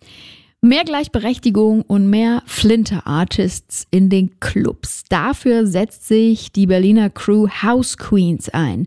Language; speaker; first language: German; native; German